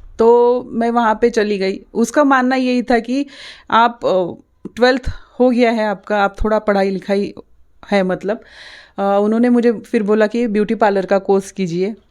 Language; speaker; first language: Hindi; non-native, local second language; Marathi